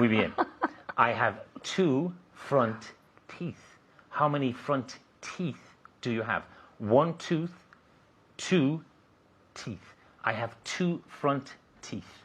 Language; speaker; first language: English; non-native, fluent; Spanish